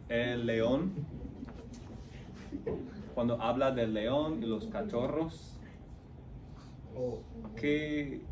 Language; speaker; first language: Spanish; non-native, fluent; English